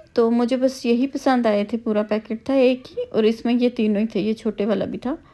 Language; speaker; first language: Urdu; non-native, local second language; Punjabi